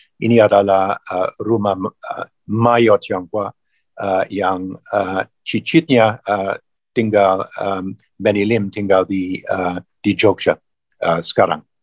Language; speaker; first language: Indonesian; non-native, fluent; English